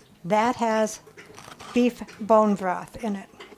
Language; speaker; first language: English; native; English